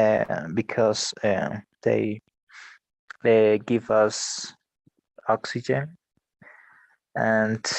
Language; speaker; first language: English; non-native, learner; Spanish